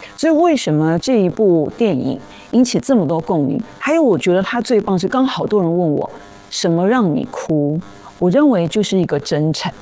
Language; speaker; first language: Chinese; native; Chinese